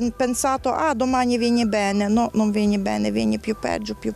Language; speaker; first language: Italian; non-native, learner; Ukrainian